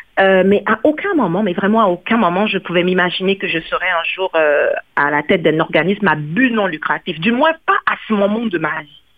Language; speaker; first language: French; non-native, local second language; Kongo